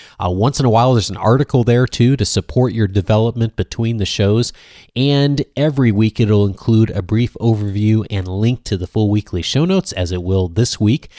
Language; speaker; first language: English; native; English